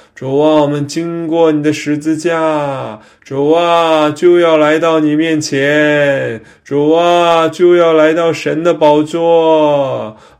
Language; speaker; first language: Chinese; native; Chinese